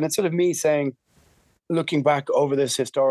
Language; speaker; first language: English; native; English